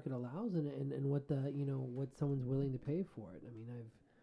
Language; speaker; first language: English; native; English